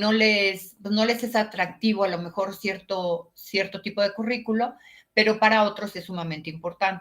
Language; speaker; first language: Spanish; native; Spanish